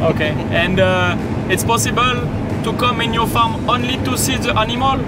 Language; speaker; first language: English; non-native, learner; French